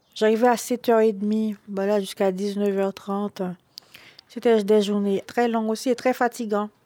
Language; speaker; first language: French; non-native, local second language; Haitian Creole